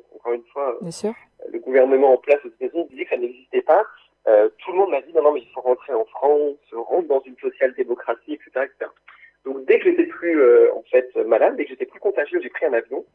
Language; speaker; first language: French; early bilingual, heritage; English